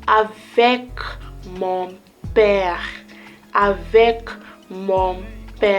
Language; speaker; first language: French; non-native, learner; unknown